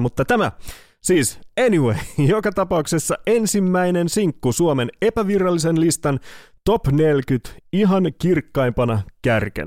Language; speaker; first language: Finnish; native; Finnish